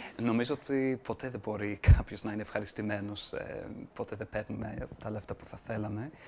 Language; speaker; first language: Greek; non-native, fluent; English